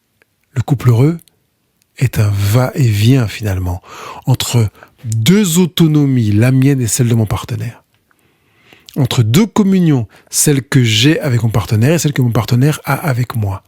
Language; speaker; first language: French; native; French